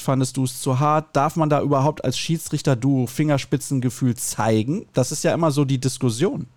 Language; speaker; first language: German; native; German